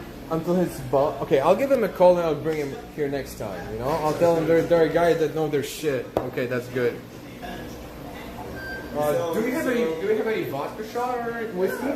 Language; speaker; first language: English; non-native, fluent; Polish